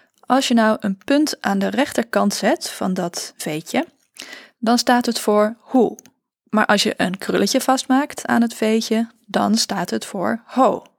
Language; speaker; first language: Dutch; native; Dutch